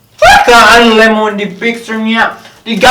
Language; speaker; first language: Indonesian; non-native, learner; English